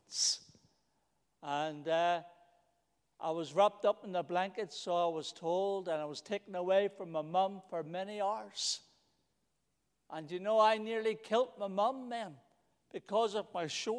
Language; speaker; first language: English; native; English